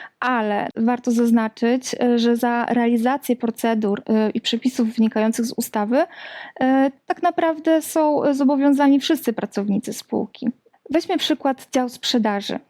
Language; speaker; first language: Polish; native; Polish